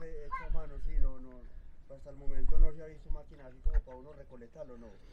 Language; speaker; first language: Spanish; native; Spanish